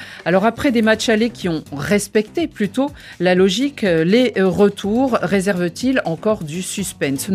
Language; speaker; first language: French; native; French